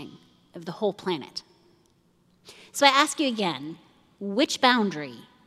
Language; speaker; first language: English; native; English